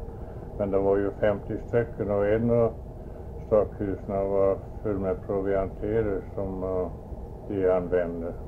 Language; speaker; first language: Swedish; early bilingual, heritage; Swedish